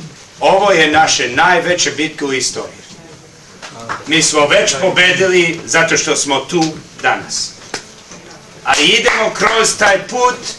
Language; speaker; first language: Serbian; early bilingual, heritage; Serbian